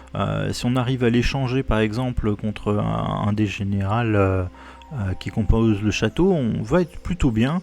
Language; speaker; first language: French; native; French